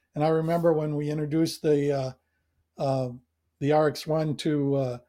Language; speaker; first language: English; native; English